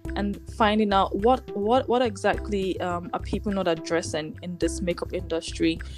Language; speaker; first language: English; non-native, local second language; Yoruba